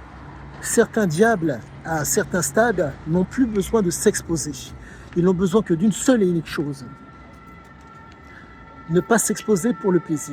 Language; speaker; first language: French; native; French